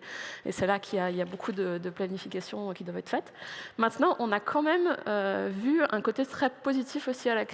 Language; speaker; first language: French; native; French